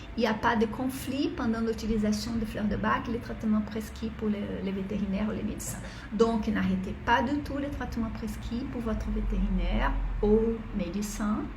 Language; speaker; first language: French; non-native, fluent; Portuguese